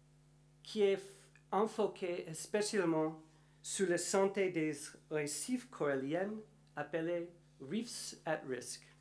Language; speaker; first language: French; non-native, learner; English